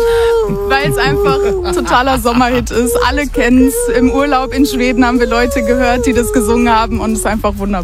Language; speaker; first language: German; native; German